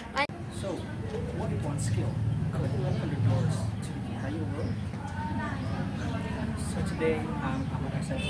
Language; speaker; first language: English; non-native, learner; Indonesian